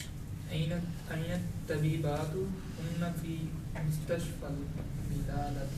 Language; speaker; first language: Arabic; non-native, learner; Urdu